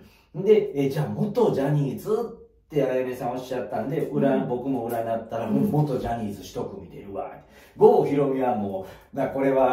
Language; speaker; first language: Japanese; native; Japanese